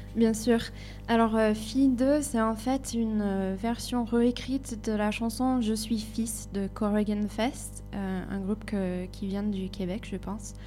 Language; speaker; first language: French; non-native, fluent; English